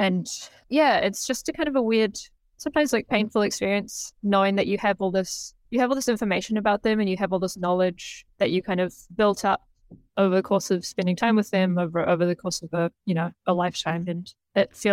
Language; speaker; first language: English; native; English